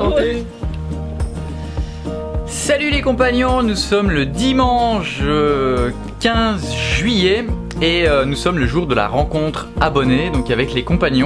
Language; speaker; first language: French; native; French